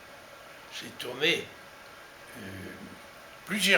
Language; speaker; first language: French; native; French